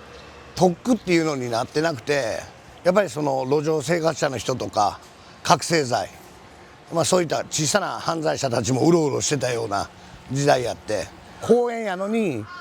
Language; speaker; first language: Japanese; native; Japanese